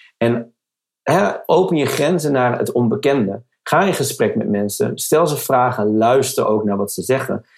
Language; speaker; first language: Dutch; native; Dutch